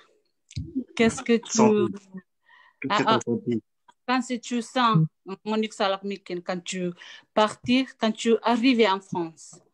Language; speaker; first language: French; non-native, learner; Fijian